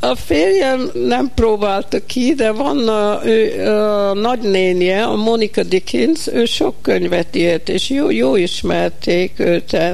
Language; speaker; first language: Hungarian; early bilingual, heritage; Hungarian